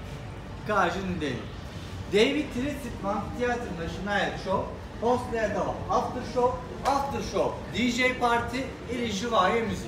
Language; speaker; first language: Russian; non-native, learner; Turkish